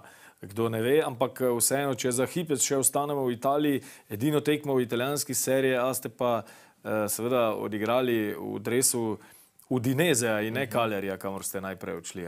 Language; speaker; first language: Slovenian; native; Slovenian